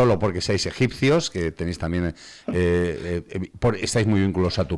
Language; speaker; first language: Spanish; native; Spanish